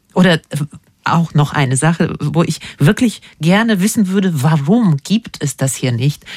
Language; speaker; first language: German; non-native, fluent; Latvian